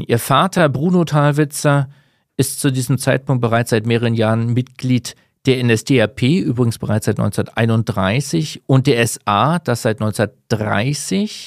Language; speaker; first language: German; native; German